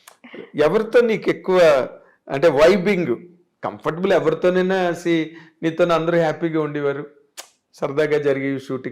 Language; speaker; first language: Telugu; native; Telugu